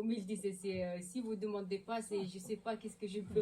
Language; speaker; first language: French; non-native, learner; Mongolian